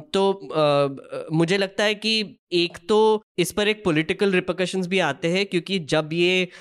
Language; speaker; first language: Hindi; non-native, local second language; Marathi